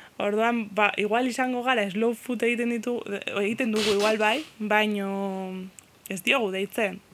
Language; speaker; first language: Basque; non-native, fluent; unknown